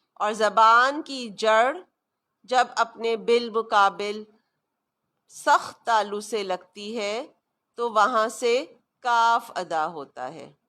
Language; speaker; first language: Urdu; native; Urdu